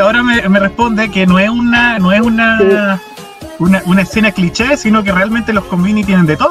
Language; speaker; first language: Spanish; native; Spanish